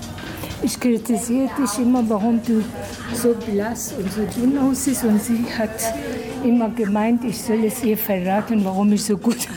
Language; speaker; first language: German; non-native, fluent; Persian